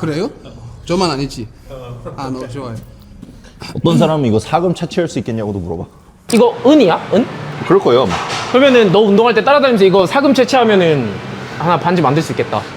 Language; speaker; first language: Korean; native; Korean